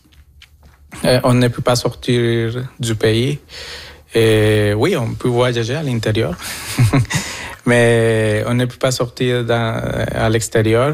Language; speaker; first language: French; non-native, fluent; Spanish